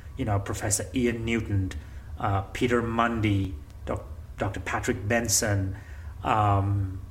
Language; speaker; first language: English; non-native, local second language; Gujarati